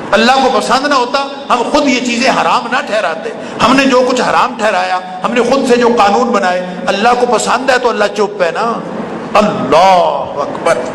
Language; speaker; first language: Urdu; non-native, local second language; Punjabi